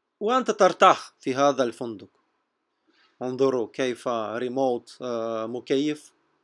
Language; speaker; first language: Arabic; non-native, fluent; Russian